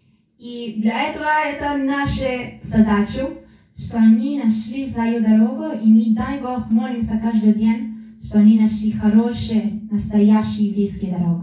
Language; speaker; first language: Russian; non-native, learner; Spanish